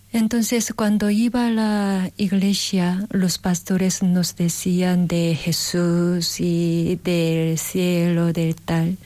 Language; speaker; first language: Spanish; non-native, learner; Korean